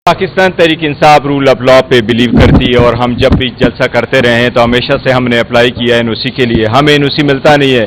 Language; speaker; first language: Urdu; non-native, local second language; Pashto